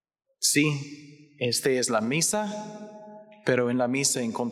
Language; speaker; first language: Spanish; non-native, learner; English